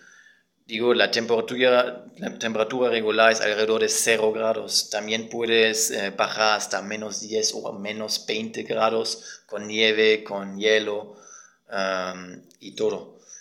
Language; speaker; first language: Spanish; non-native, fluent; German